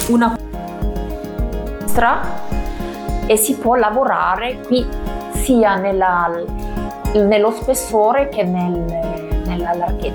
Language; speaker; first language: Italian; non-native, fluent; German